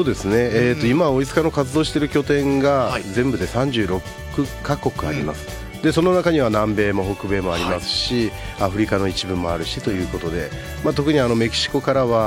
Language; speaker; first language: Japanese; native; Japanese